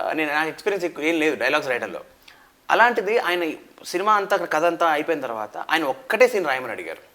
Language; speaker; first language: Telugu; native; Telugu